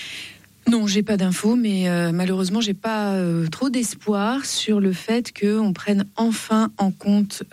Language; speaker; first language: French; native; French